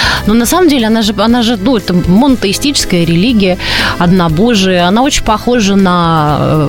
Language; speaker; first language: Russian; native; Russian